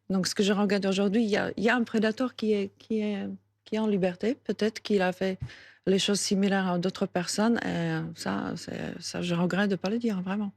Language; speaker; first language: French; non-native, fluent; Slovak